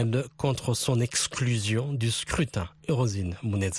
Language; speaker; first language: French; non-native, local second language; Rundi